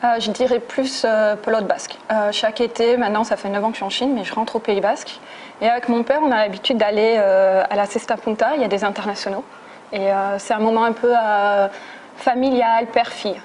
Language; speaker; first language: French; native; French